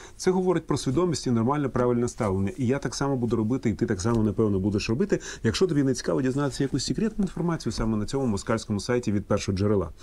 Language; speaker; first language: Ukrainian; non-native, local second language; Russian